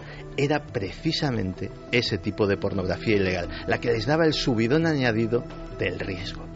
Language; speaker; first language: Spanish; native; Spanish